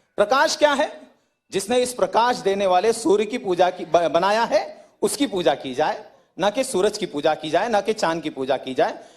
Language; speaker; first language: Hindi; native; Hindi